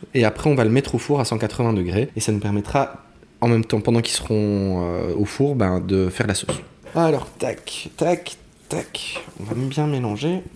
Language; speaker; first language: French; native; French